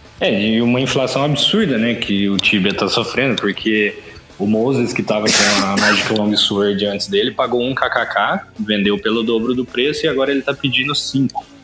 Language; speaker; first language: Portuguese; native; Portuguese